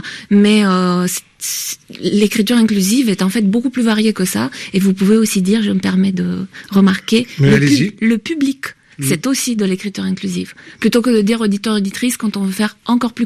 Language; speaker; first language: French; native; French